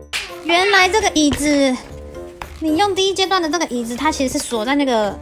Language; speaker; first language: Chinese; native; Chinese